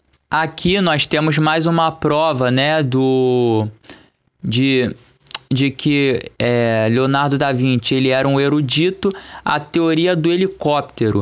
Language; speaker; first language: Portuguese; native; Portuguese